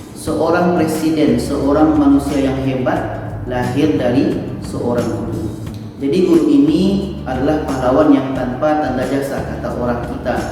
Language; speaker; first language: Indonesian; native; Indonesian